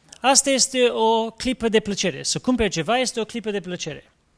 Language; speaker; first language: Romanian; early bilingual, heritage; Romanian